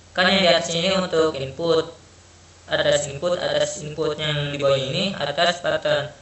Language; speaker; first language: Indonesian; native; Indonesian